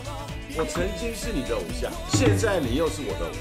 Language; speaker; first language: Chinese; native; Chinese